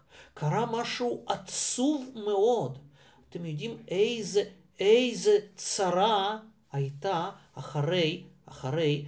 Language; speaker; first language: Hebrew; non-native, fluent; Russian